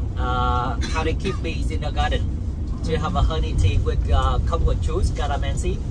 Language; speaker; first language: English; non-native, fluent; Vietnamese